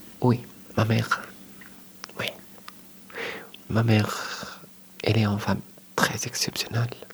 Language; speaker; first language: French; non-native, learner; Arabic